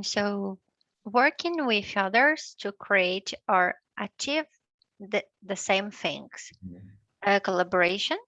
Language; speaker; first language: English; non-native, learner; Portuguese